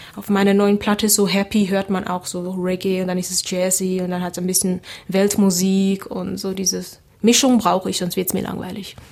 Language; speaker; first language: German; early bilingual, other home language; Seselwa Creole French